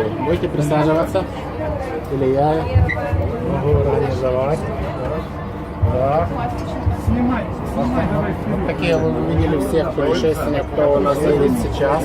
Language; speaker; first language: Russian; native; Russian